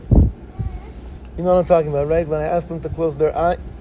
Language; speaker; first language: English; native; English